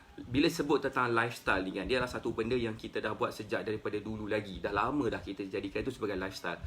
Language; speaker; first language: Malay; native; Malay